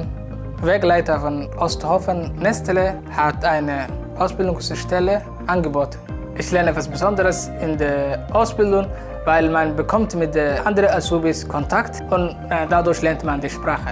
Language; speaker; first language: German; non-native, learner; Somali